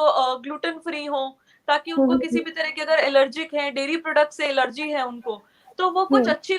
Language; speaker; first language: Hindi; native; Hindi